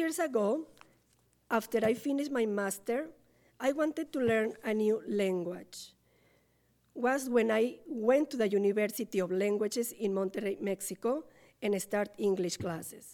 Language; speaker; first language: English; non-native, learner; Spanish